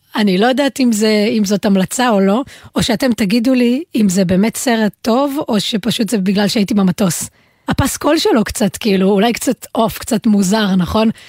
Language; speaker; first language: Hebrew; native; Hebrew